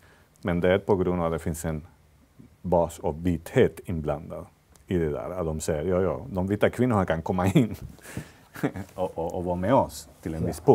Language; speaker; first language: Swedish; non-native, fluent; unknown